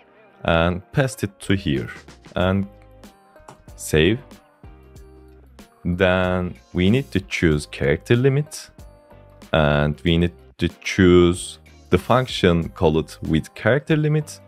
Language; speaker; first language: English; non-native, fluent; Turkish